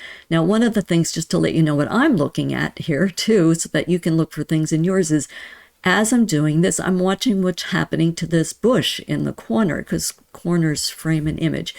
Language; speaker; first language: English; native; English